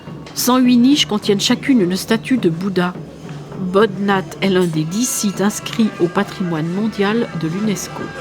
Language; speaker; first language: French; native; French